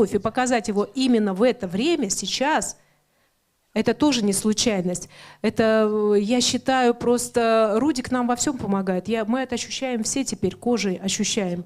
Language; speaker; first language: Russian; native; Russian